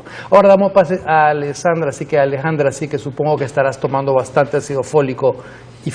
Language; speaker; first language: Spanish; native; Spanish